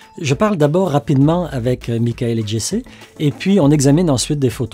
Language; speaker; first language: French; native; French